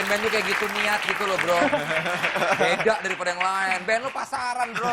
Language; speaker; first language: Indonesian; native; Indonesian